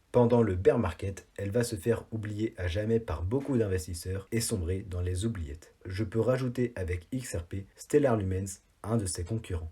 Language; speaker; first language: French; native; French